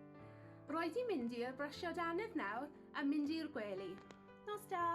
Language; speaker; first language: Welsh; non-native, learner; English